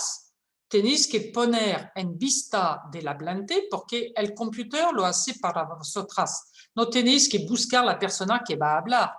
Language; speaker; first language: Spanish; non-native, fluent; French